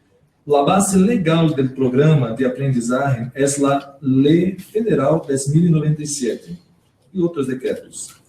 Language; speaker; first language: Spanish; non-native, learner; Portuguese